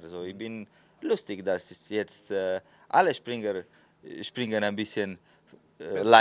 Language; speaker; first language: German; non-native, fluent; Slovenian